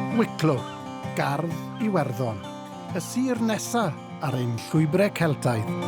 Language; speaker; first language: Welsh; native; Welsh